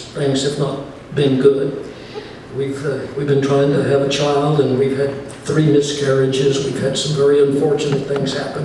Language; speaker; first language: English; native; English